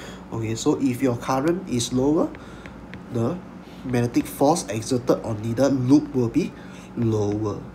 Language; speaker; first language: English; non-native, local second language; Chinese